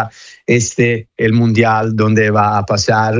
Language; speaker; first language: Spanish; non-native, fluent; Italian